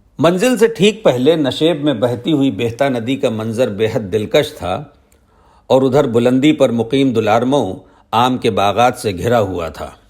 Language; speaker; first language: Urdu; native; Urdu